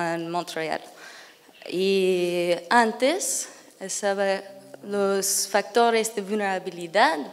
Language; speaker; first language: Spanish; non-native, learner; English